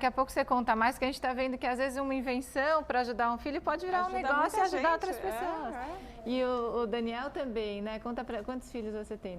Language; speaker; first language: Portuguese; native; Portuguese